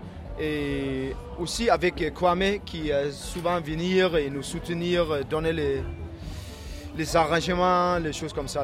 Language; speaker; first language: French; non-native, learner; Danish